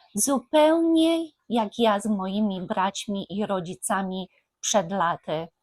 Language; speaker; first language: Polish; native; Polish